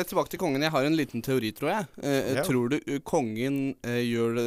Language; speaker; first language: Norwegian; native; Norwegian